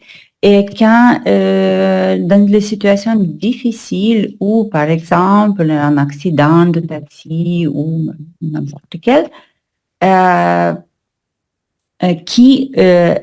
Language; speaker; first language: French; non-native, learner; Russian